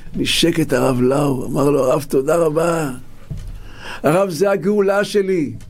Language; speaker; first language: Hebrew; native; Hebrew